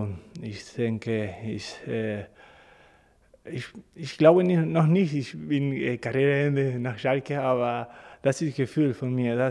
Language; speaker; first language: German; non-native, learner; Spanish